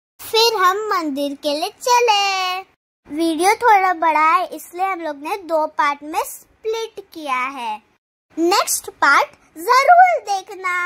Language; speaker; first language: Hindi; non-native, local second language; Telugu